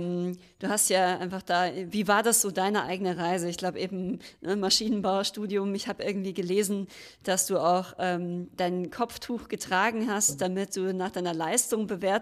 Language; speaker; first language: German; native; German